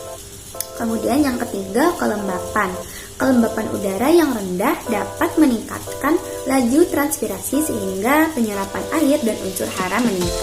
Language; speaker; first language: Indonesian; non-native, local second language; Banjar